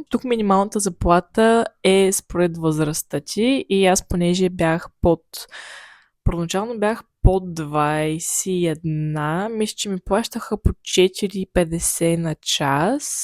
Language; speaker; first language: Bulgarian; native; Bulgarian